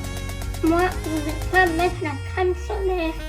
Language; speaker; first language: French; native; French